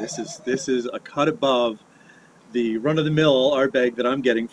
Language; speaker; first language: English; native; English